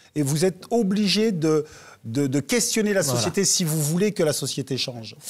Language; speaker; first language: French; native; French